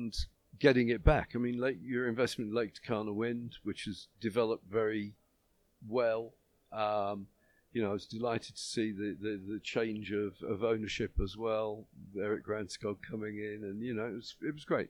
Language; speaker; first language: English; native; English